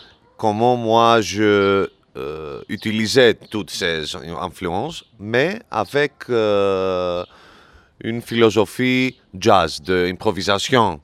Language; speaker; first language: French; non-native, learner; Greek